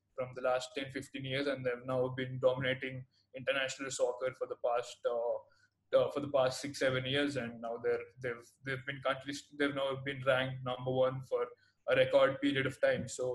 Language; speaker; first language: English; non-native, local second language; Telugu